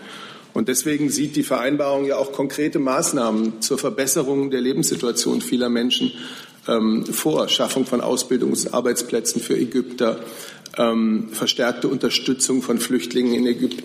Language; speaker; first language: German; native; German